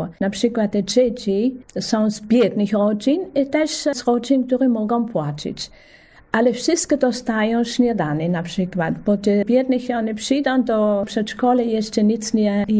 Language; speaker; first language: Polish; non-native, fluent; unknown